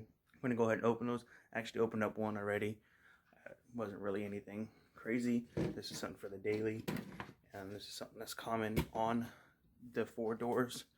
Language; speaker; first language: English; native; English